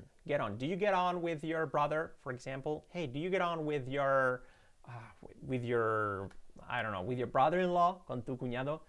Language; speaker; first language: English; non-native, fluent; Spanish